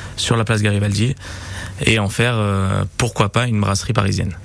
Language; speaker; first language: French; native; French